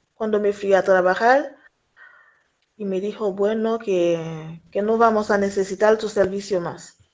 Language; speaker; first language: Spanish; non-native, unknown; Haitian Creole